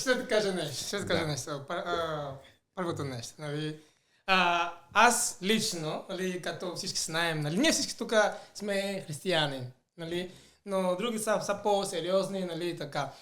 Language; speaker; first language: Bulgarian; non-native, fluent; Portuguese